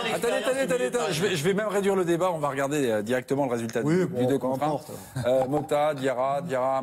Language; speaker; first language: French; native; French